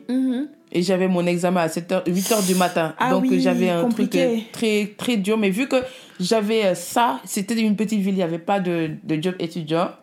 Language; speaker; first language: French; non-native, local second language; Wolof